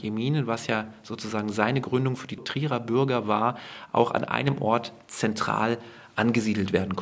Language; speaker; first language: German; native; German